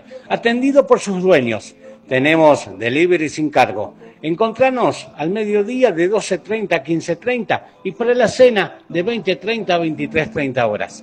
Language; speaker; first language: Spanish; native; Spanish